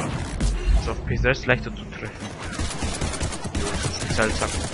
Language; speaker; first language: German; native; German